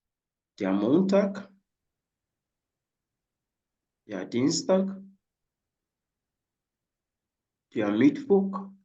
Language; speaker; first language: German; non-native, fluent; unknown